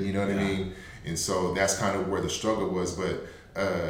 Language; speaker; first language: English; native; English